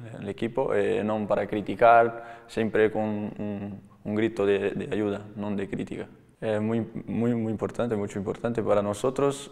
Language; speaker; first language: Spanish; non-native, learner; Portuguese